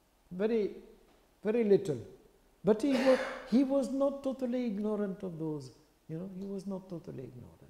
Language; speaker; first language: English; non-native, fluent; French